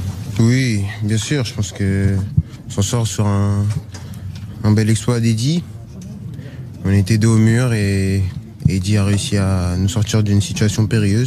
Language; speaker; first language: French; native; French